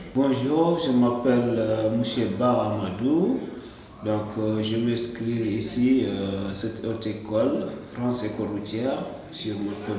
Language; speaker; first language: French; non-native, learner; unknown